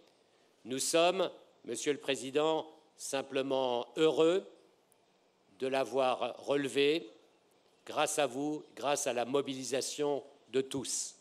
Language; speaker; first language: French; native; French